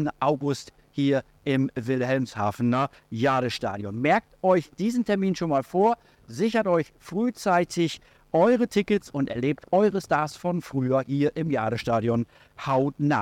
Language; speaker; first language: German; native; German